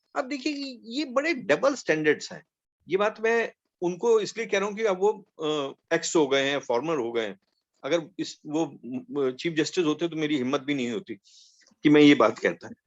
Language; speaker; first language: Hindi; non-native, local second language; Punjabi